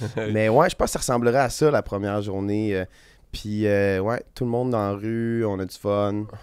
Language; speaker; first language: French; native; French